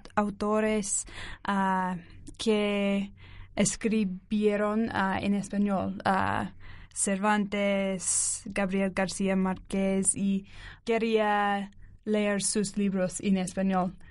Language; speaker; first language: Spanish; non-native, learner; English